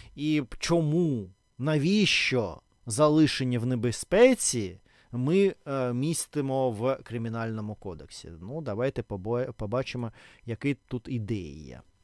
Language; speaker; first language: Ukrainian; non-native, local second language; Russian